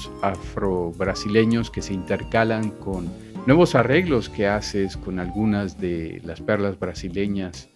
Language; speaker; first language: Spanish; native; Spanish